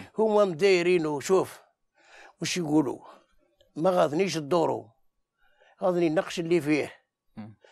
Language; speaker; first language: Arabic; native; Arabic